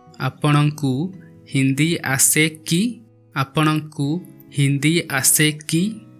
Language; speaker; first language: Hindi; non-native, local second language; Odia